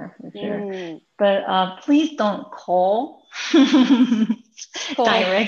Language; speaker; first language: English; non-native, fluent; Japanese